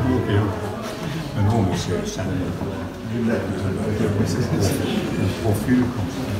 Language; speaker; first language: French; non-native, local second language; Dutch